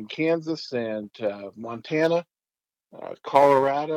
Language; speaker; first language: English; native; English